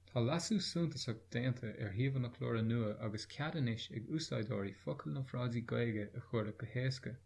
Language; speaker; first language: Irish; native; Irish